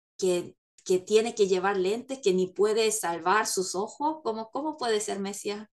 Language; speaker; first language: Spanish; non-native, fluent; Korean